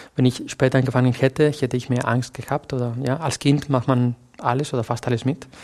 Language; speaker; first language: German; non-native, fluent; Spanish